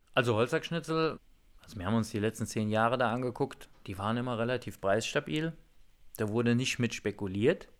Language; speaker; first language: German; native; German